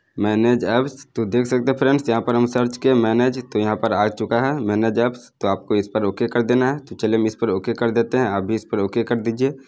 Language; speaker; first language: Hindi; native; Hindi